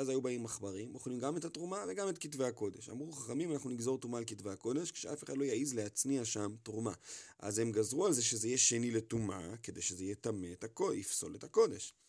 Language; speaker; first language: Hebrew; native; Hebrew